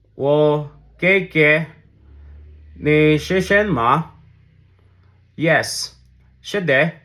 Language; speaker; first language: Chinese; non-native, learner; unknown